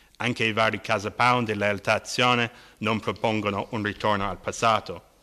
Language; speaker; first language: Italian; non-native, fluent; English